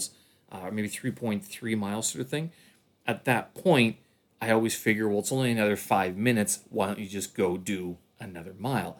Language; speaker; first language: English; native; English